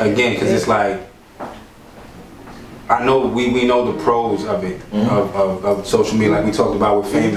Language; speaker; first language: English; native; English